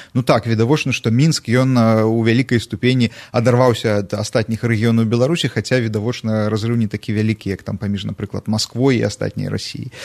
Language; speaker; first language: Belarusian; non-native, local second language; Russian